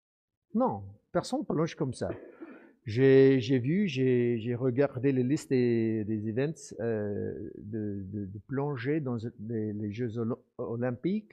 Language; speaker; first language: French; non-native, fluent; English